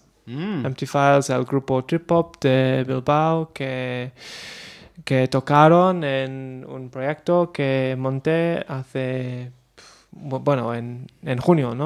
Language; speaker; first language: Spanish; non-native, learner; English